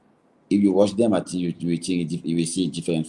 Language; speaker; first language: English; non-native, learner; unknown